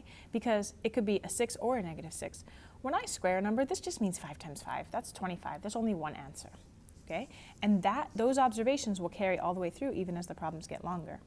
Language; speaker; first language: English; native; English